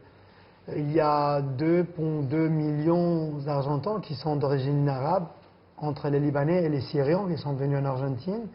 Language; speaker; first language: French; non-native, fluent; Spanish